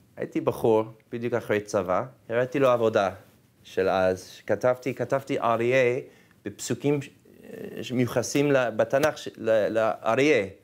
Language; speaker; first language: Hebrew; non-native, fluent; English